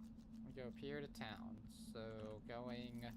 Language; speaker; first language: English; native; English